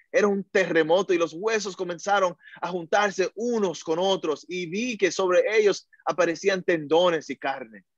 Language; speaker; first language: Spanish; early bilingual, heritage; Spanish